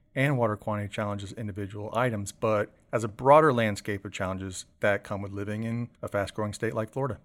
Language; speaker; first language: English; native; English